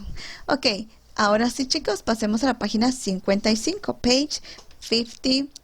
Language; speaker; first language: Spanish; native; Spanish